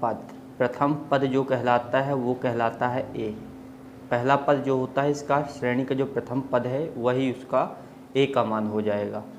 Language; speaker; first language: Hindi; native; Hindi